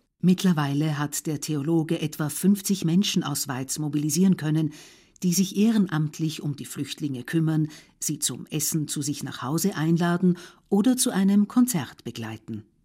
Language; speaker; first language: German; native; German